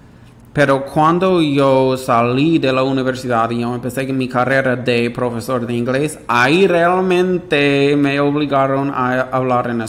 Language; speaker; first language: Spanish; non-native, fluent; English